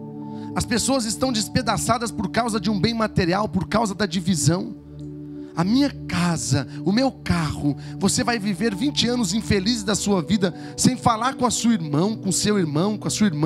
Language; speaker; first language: Portuguese; native; Portuguese